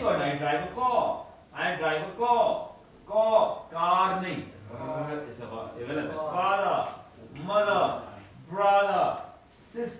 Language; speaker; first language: English; non-native, local second language; Urdu